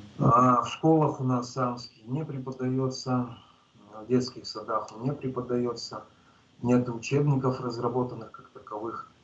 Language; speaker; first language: Russian; native; Russian